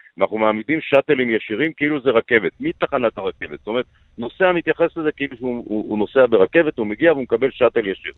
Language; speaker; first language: Hebrew; native; Hebrew